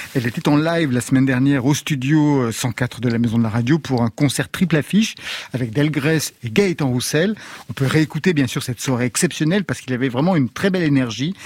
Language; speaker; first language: French; native; French